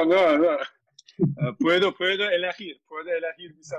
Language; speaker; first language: Spanish; non-native, learner; Turkish